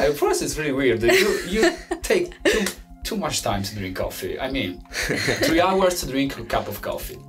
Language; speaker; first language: English; non-native, fluent; Italian